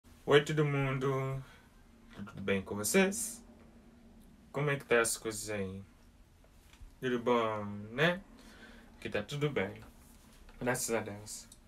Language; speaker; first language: Portuguese; early bilingual, heritage; Portuguese